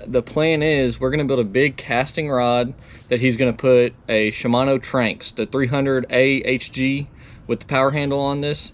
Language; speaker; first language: English; native; English